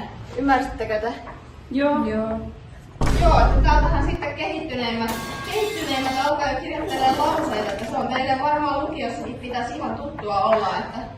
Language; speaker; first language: Finnish; native; Finnish